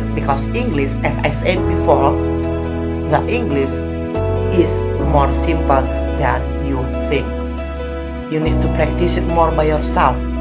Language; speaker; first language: English; non-native, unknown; Indonesian